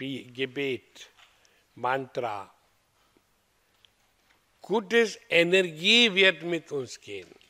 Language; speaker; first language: German; non-native, learner; Hindi